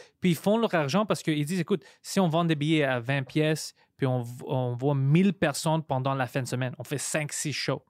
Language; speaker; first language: French; non-native, local second language; Greek